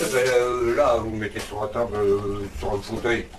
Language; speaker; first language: French; native; French